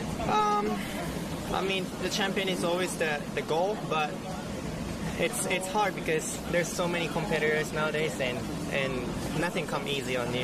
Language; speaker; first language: English; early bilingual, other home language; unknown